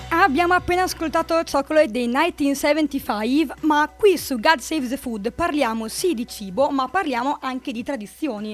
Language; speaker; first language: Italian; native; Italian